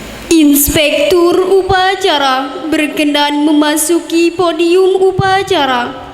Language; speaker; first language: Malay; non-native, local second language; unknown